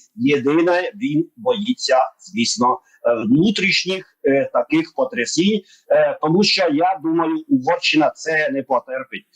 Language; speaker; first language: Ukrainian; non-native, local second language; Hungarian